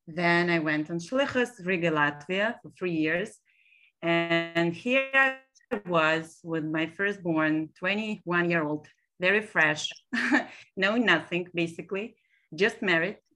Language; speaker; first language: English; non-native, fluent; Hebrew